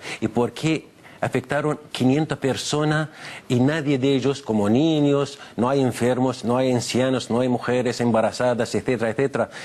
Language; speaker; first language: Spanish; non-native, fluent; Arabic